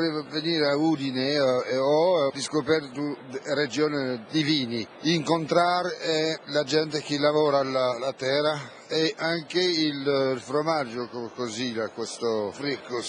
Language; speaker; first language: Italian; non-native, learner; French